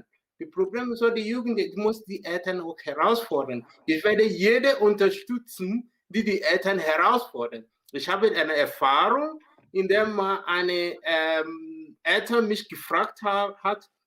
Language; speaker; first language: German; non-native, learner; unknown